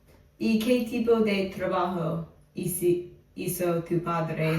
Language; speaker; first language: Spanish; non-native, fluent; English